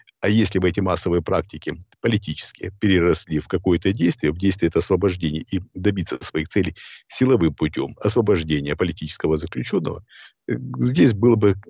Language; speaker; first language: Russian; native; Russian